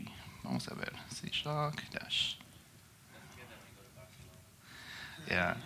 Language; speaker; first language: Spanish; non-native, learner; English